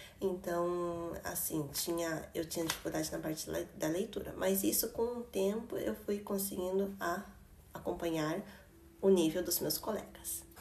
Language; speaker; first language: Portuguese; early bilingual, heritage; Portuguese